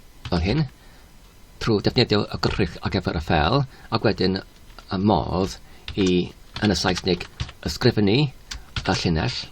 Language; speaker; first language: Welsh; non-native, learner; Polish